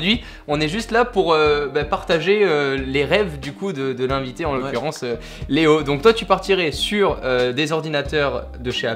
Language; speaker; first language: French; native; French